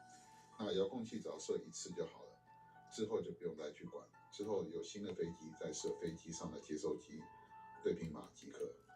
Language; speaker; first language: Chinese; native; Chinese